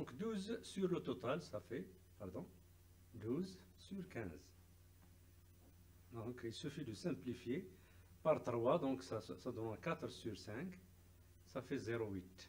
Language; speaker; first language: French; non-native, local second language; Arabic